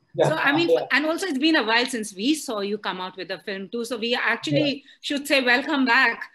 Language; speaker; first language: English; non-native, local second language; Hindi